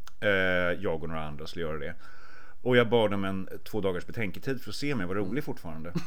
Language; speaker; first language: Swedish; native; Swedish